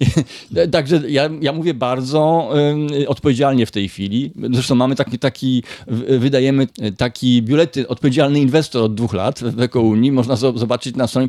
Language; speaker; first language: Polish; native; Polish